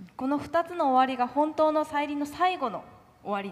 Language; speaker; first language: Japanese; non-native, fluent; Korean